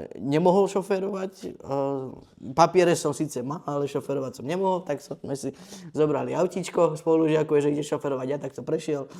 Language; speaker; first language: Slovak; native; Slovak